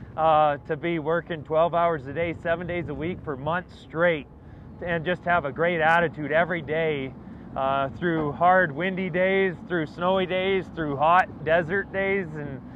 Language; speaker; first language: English; native; English